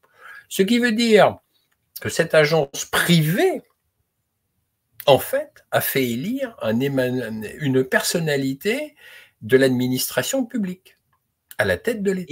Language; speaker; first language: French; native; French